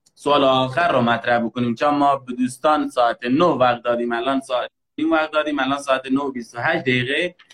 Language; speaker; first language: Persian; native; Persian